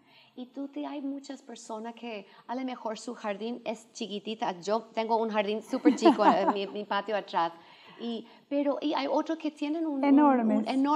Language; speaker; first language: Spanish; non-native, fluent; English